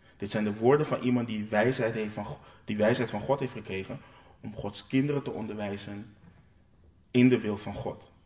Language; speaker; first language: Dutch; non-native, local second language; Papiamento